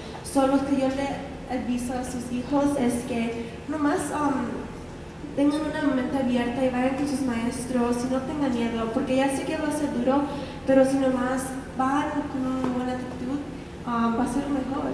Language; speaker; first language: Spanish; early bilingual, heritage; Spanish